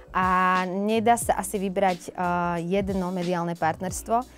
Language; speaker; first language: Slovak; native; Slovak